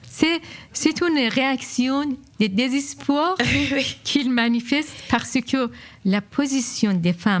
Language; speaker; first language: French; non-native, fluent; Persian